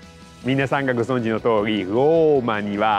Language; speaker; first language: Japanese; non-native, fluent; Italian